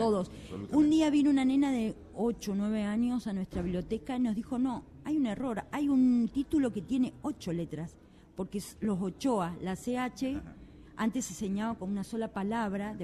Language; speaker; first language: Spanish; native; Spanish